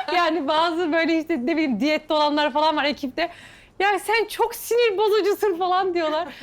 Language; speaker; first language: Turkish; native; Turkish